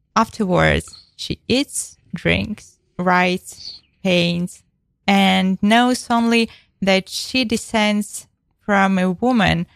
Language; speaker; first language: English; non-native, fluent; Ukrainian